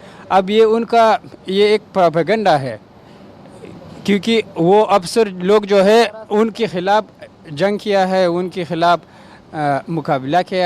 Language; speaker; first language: Hindi; non-native, learner; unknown